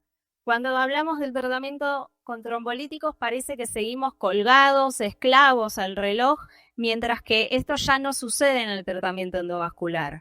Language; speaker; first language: Spanish; native; Spanish